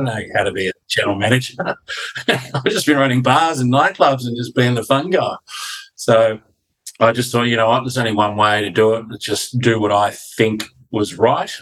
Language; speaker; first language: English; native; English